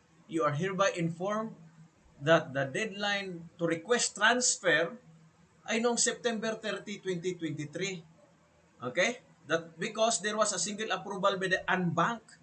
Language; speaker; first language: English; non-native, local second language; Filipino